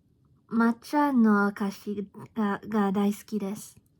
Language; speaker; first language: Japanese; non-native, learner; English